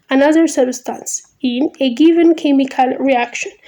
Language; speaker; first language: English; non-native, local second language; Amharic